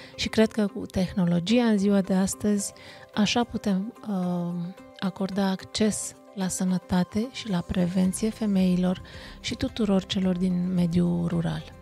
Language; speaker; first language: Romanian; native; Romanian